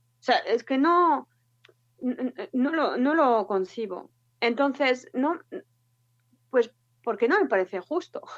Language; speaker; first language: Spanish; non-native, fluent; French